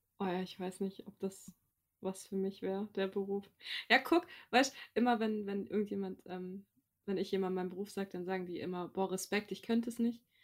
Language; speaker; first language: German; native; German